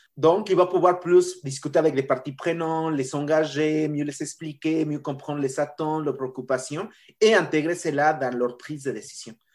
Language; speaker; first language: French; non-native, fluent; Spanish